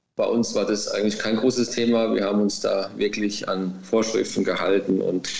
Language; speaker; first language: German; native; German